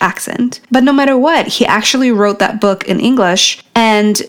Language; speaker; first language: English; non-native, fluent; Polish